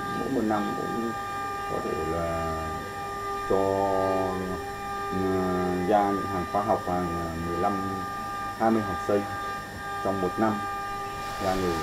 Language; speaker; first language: Vietnamese; native; Vietnamese